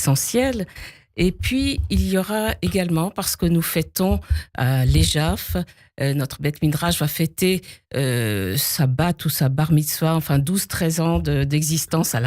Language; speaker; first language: French; native; French